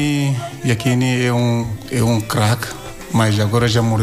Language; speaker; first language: Portuguese; non-native, learner; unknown